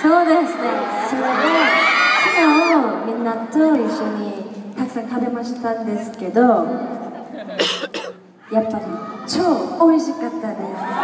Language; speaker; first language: Japanese; non-native, learner; Korean